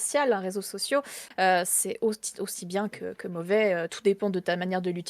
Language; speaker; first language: French; native; French